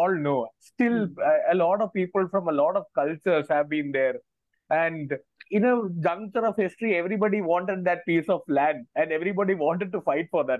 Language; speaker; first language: English; non-native, local second language; Malayalam